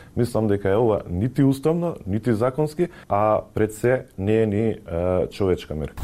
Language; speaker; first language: Macedonian; native; Macedonian